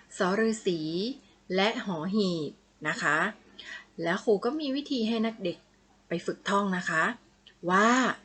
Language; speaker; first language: Thai; native; Thai